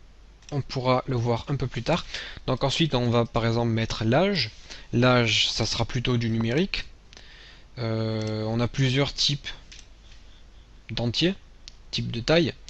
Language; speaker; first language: French; native; French